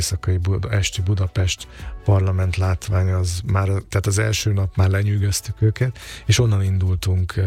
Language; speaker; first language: Hungarian; native; Hungarian